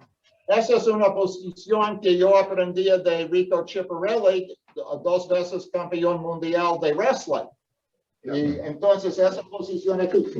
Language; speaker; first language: Spanish; non-native, fluent; English